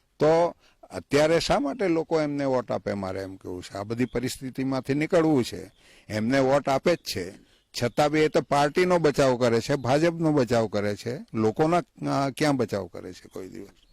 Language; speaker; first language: Gujarati; non-native, local second language; Vasavi